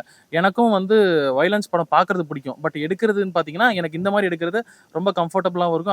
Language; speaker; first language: Tamil; native; Tamil